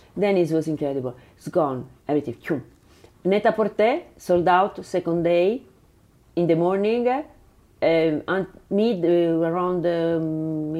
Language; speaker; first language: English; non-native, learner; Italian